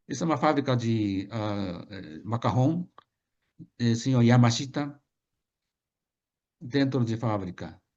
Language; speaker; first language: Portuguese; non-native, fluent; Japanese